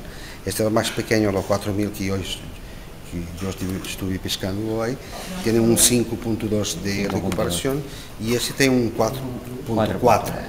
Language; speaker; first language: Spanish; non-native, learner; Portuguese